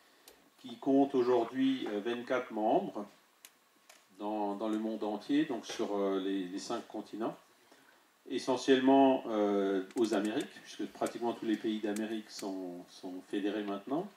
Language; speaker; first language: French; native; French